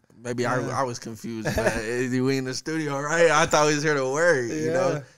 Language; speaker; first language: English; native; English